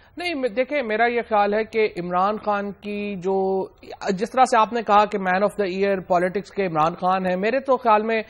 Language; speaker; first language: Urdu; native; Urdu